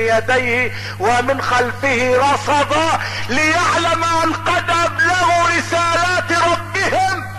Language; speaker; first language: Arabic; native; Arabic